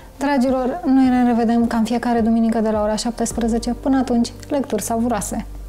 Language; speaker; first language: Romanian; native; Romanian